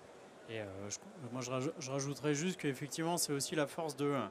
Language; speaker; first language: French; native; French